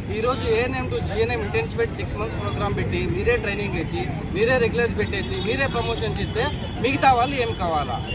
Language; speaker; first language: Telugu; native; Telugu